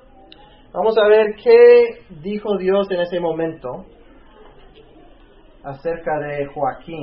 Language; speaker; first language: Spanish; native; Spanish